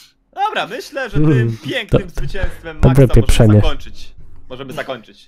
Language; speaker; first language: Polish; native; Polish